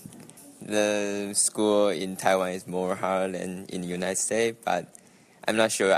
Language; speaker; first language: English; non-native, learner; Chinese